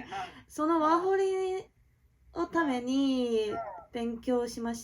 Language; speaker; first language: Japanese; non-native, learner; Korean